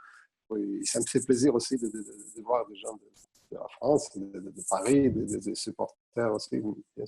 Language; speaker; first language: French; non-native, fluent; Portuguese